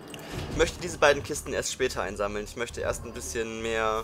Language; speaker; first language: German; native; German